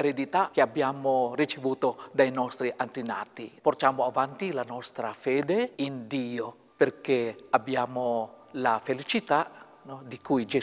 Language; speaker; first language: Italian; non-native, fluent; Filipino